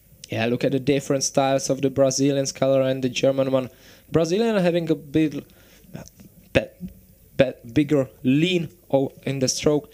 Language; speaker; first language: English; non-native, fluent; Czech